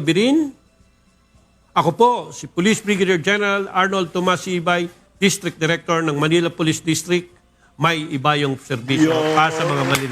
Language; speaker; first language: Filipino; native; Filipino